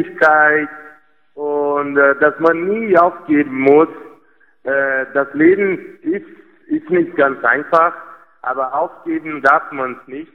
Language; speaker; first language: German; non-native, fluent; Portuguese